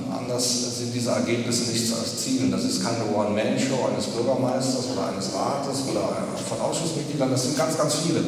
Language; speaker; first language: German; native; German